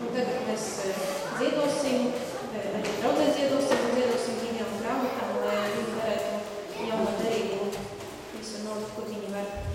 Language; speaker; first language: Latvian; non-native, local second language; Russian